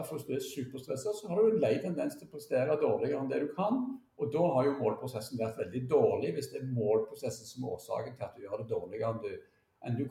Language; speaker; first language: Norwegian; native; Norwegian